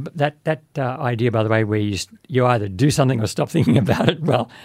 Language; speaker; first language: English; native; English